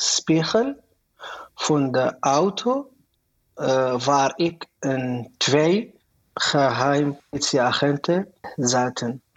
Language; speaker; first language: Dutch; non-native, learner; Arabic